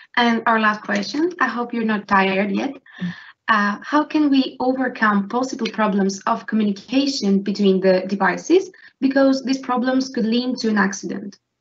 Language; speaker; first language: English; non-native, fluent; Greek